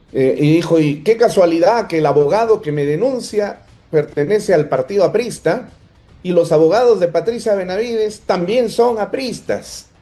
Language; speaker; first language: Spanish; native; Spanish